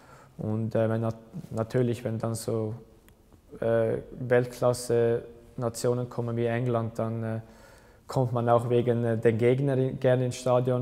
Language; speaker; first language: German; early bilingual, other home language; Albanian